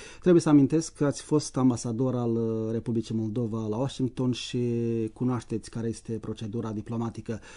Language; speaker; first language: Romanian; native; Romanian